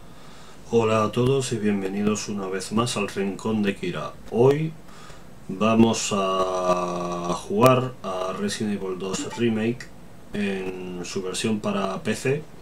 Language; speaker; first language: Spanish; native; Spanish